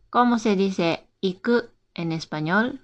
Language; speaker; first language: Spanish; non-native, learner; Japanese